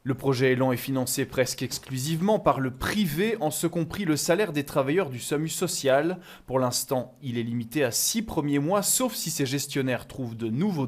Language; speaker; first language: French; native; French